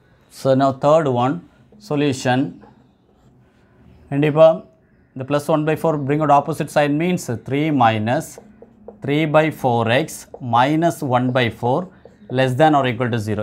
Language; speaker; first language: English; non-native, local second language; Tamil